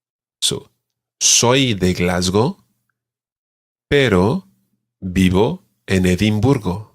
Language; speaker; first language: Spanish; non-native, fluent; English